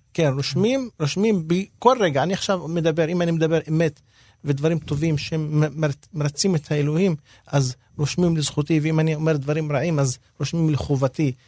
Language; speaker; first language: Hebrew; non-native, local second language; Arabic